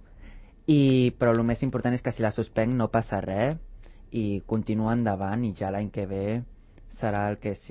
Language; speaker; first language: Catalan; native; Catalan